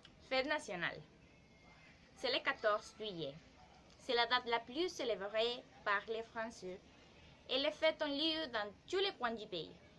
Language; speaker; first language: French; non-native, learner; Spanish